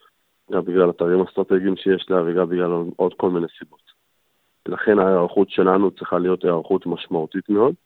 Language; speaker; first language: Hebrew; native; Hebrew